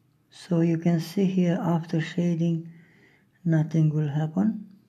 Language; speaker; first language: English; non-native, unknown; Romanian